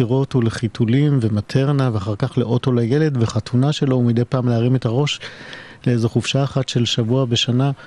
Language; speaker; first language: Hebrew; native; Hebrew